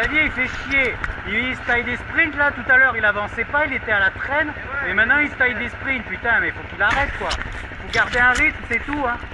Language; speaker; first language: French; native; French